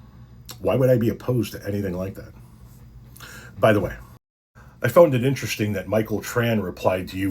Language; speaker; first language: English; native; English